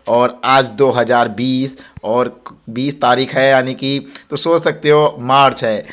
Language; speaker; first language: Hindi; native; Hindi